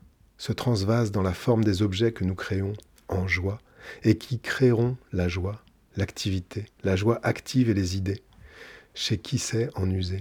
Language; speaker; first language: French; native; French